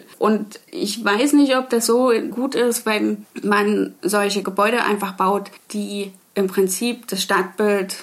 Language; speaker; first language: German; native; German